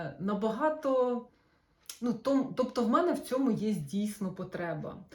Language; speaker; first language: Ukrainian; non-native, local second language; Russian